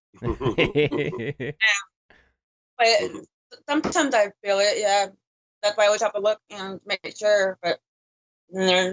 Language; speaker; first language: English; native; English